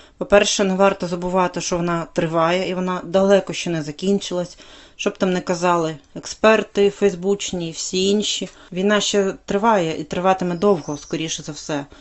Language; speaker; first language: Ukrainian; native; Ukrainian